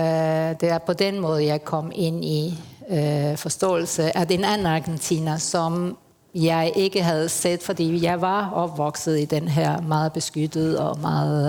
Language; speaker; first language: Danish; non-native, fluent; Spanish